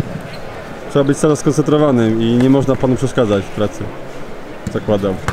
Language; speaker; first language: Polish; native; Polish